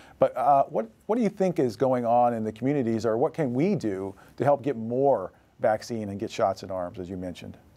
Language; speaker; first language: English; native; English